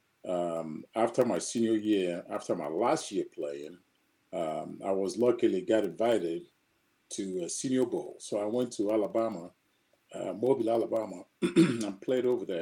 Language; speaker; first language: English; non-native, local second language; Igbo